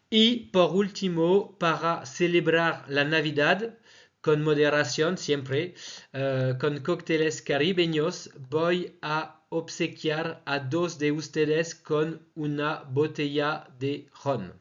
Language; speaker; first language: Spanish; non-native, fluent; French